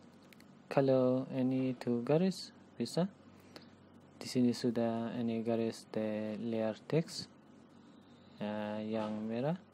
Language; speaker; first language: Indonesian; non-native, learner; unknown